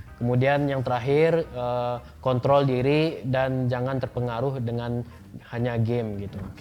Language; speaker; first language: Indonesian; native; Indonesian